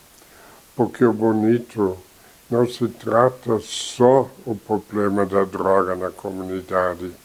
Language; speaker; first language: Portuguese; non-native, fluent; German